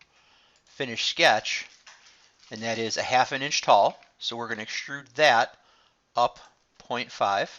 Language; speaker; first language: English; native; English